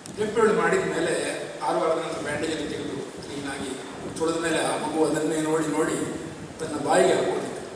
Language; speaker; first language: Kannada; non-native, local second language; Tulu